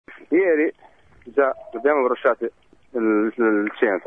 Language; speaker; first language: Italian; non-native, fluent; Arabic